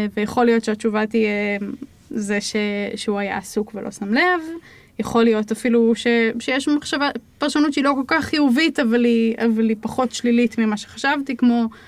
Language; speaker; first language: Hebrew; native; Hebrew